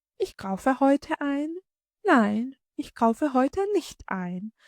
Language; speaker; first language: German; non-native, fluent; Ukrainian